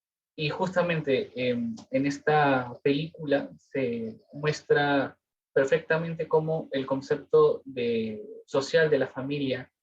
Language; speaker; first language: Spanish; native; Spanish